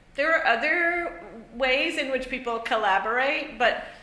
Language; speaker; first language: English; native; English